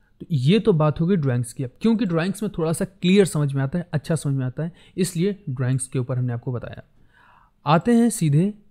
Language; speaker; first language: Hindi; native; Hindi